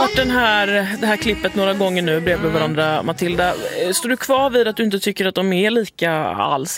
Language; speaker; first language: Swedish; native; Swedish